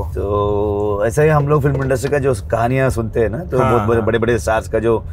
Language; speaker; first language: Hindi; non-native, local second language; Kannada